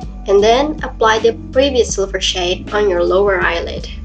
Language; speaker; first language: English; non-native, fluent; Indonesian